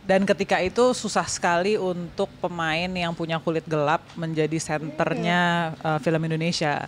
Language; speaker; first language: Indonesian; native; Indonesian